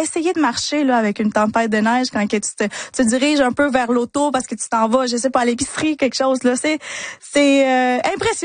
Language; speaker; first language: French; early bilingual, other home language; Spanish